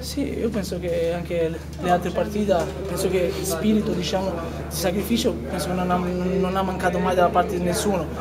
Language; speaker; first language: Italian; non-native, fluent; Portuguese